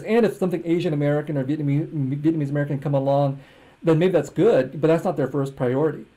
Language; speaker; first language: English; native; English